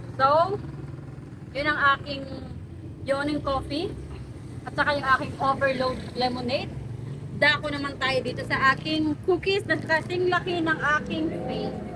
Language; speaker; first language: Filipino; non-native, local second language; Pampanga